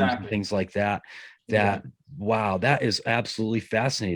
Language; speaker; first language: English; native; English